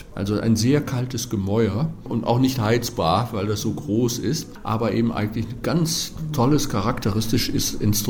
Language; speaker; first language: German; native; German